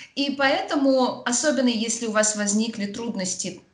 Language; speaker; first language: Russian; native; Russian